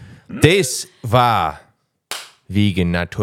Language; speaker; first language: German; non-native, learner; English